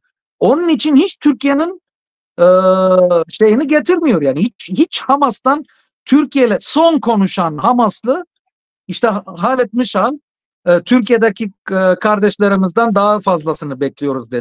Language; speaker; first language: Turkish; non-native, fluent; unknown